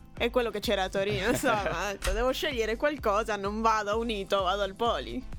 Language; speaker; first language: Italian; early bilingual, other home language; Spanish